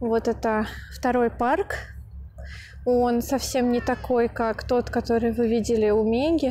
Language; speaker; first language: Russian; native; Russian